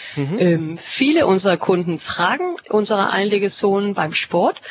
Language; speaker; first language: German; non-native, fluent; Danish